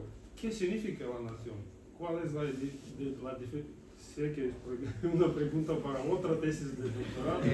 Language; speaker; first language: Spanish; non-native, learner; Russian